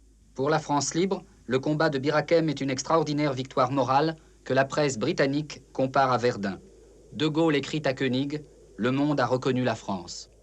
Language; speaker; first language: French; native; French